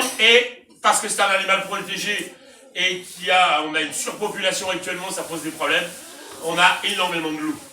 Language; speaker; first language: French; native; French